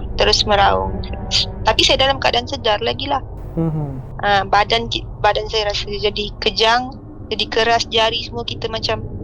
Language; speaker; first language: Malay; native; Malay